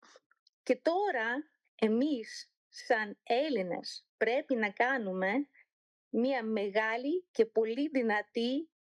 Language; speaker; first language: Greek; non-native, learner; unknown